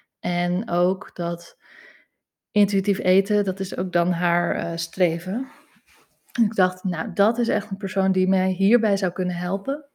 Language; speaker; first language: Dutch; native; Dutch